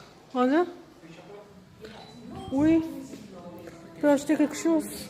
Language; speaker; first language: French; non-native, local second language; Arabic